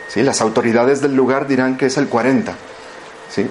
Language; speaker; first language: Spanish; native; Spanish